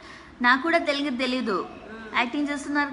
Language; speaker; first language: Telugu; non-native, local second language; Malayalam